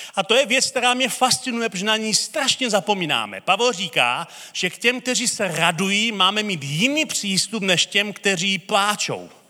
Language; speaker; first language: Czech; native; Czech